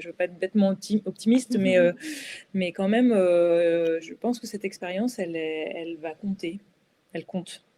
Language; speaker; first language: French; native; French